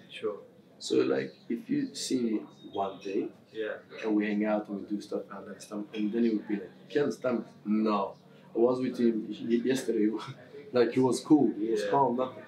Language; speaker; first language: English; non-native, fluent; Swedish